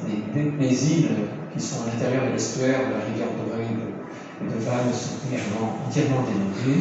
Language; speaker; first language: French; native; French